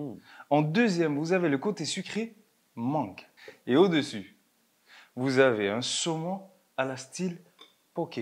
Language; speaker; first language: French; native; French